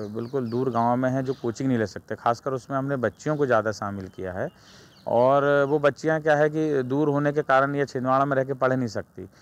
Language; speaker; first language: Hindi; native; Hindi